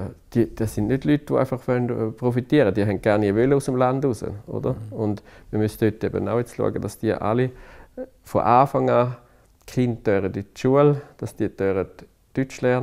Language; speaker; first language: German; native; German